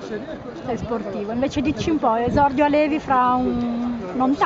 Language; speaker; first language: Italian; native; Italian